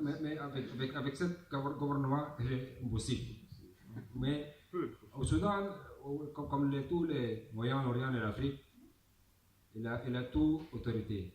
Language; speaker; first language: French; non-native, learner; Arabic